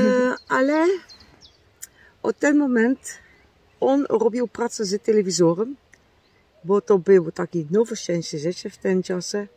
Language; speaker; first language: Polish; non-native, learner; Dutch